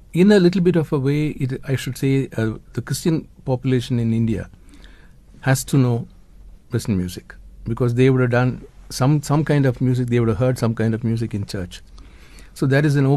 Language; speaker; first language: English; non-native, local second language; Tamil